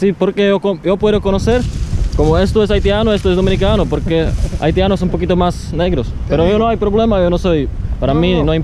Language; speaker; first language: Spanish; non-native, learner; Czech